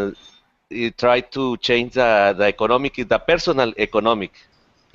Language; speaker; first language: English; non-native, learner; Spanish